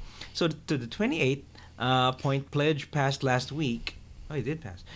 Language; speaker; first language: English; native; English